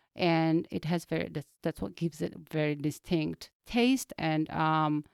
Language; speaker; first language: English; non-native, fluent; Georgian